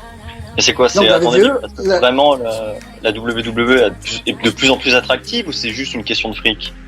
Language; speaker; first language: French; native; French